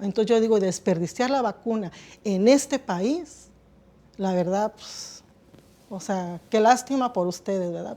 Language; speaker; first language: Spanish; native; Spanish